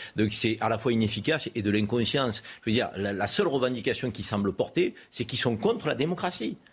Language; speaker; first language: French; native; French